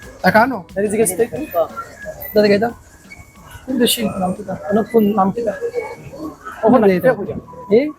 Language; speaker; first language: Greek; non-native, learner; Bangla